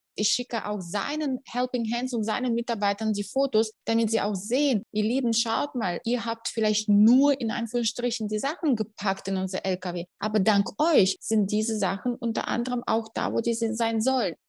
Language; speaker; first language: German; non-native, fluent; Russian